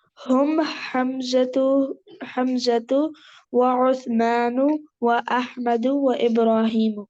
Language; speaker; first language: Arabic; non-native, learner; Urdu